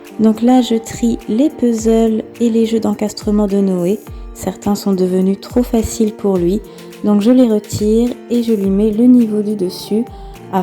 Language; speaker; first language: French; native; French